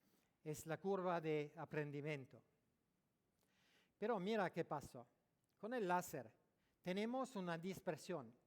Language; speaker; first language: Spanish; non-native, learner; French